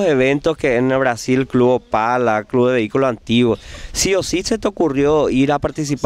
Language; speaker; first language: Spanish; native; Spanish